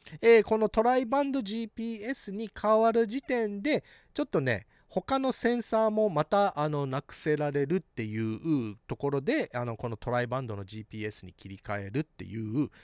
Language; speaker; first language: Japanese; early bilingual, heritage; Japanese